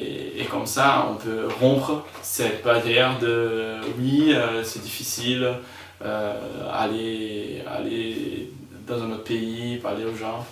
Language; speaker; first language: French; non-native, fluent; Spanish